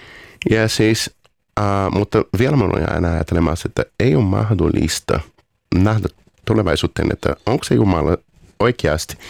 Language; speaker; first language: Finnish; non-native, fluent; Portuguese